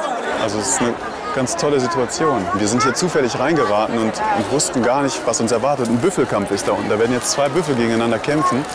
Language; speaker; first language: German; native; German